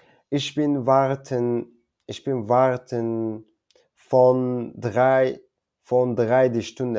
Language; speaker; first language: German; non-native, learner; Kurdish